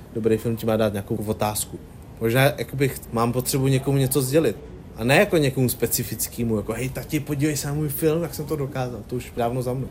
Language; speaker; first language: Czech; early bilingual, other home language; Vietnamese